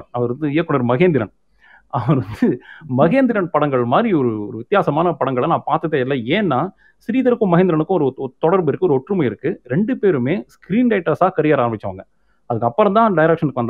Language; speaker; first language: Tamil; native; Tamil